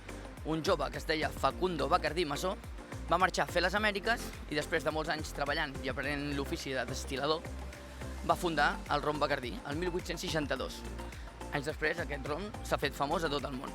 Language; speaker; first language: Catalan; native; Catalan